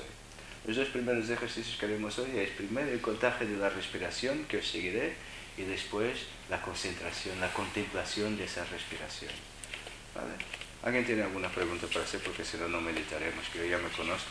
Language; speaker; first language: Spanish; non-native, fluent; Portuguese